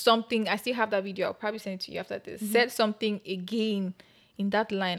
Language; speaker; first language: English; non-native, local second language; Yoruba